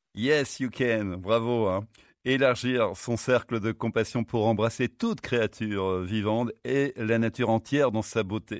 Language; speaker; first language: French; native; French